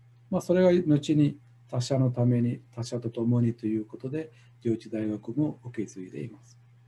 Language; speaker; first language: Japanese; non-native, fluent; Malayalam